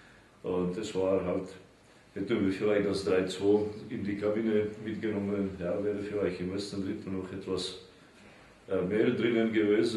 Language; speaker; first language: German; non-native, fluent; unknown